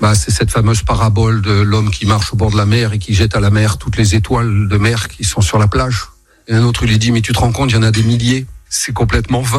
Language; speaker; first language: French; native; French